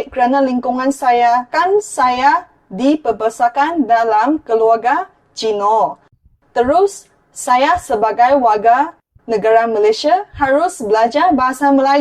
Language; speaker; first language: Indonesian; non-native, fluent; Chinese